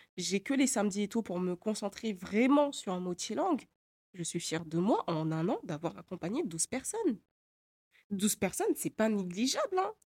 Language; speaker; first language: French; native; French